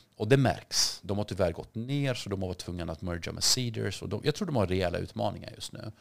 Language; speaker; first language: Swedish; early bilingual, other home language; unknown